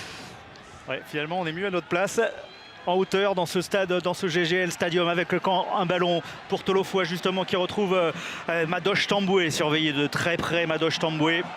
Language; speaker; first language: French; native; French